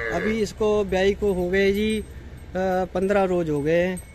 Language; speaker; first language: Hindi; native; Hindi